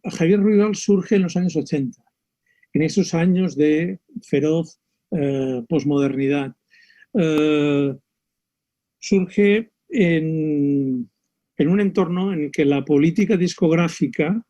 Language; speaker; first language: Spanish; native; Spanish